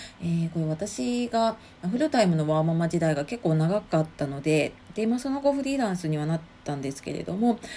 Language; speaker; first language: Japanese; native; Japanese